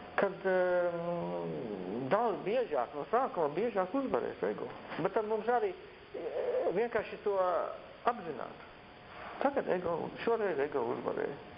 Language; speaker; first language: Latvian; early bilingual, heritage; Latvian